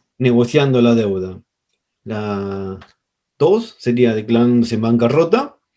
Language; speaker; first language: Spanish; native; Spanish